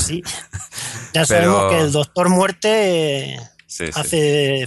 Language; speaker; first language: Spanish; native; Spanish